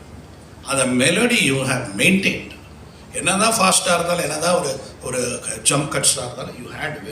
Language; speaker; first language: Tamil; native; Tamil